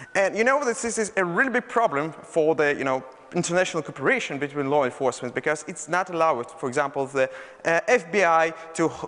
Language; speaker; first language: English; non-native, fluent; Russian